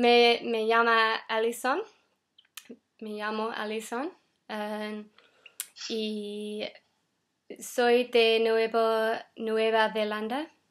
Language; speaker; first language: Spanish; non-native, learner; English